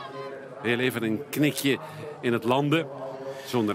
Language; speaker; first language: Dutch; native; Dutch